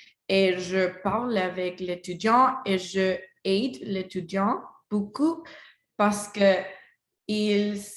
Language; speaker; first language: French; non-native, learner; Spanish